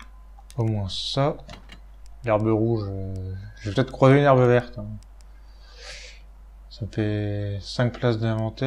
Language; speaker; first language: French; native; French